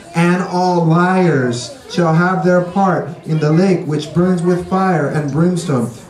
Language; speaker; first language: English; native; English